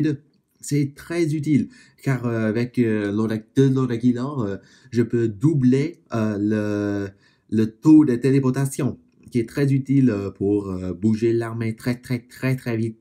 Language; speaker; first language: French; non-native, fluent; English